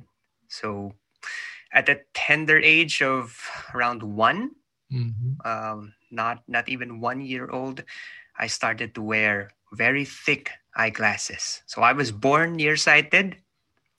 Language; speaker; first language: English; non-native, local second language; Filipino